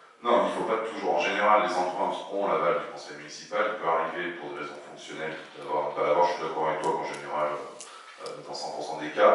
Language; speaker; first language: French; native; French